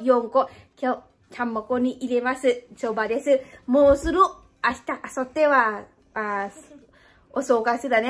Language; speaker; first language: Japanese; non-native, fluent; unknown